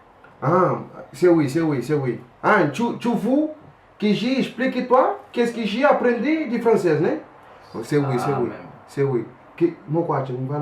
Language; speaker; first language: French; non-native, learner; Kabuverdianu